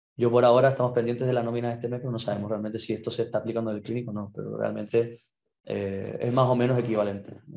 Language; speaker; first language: Spanish; native; Spanish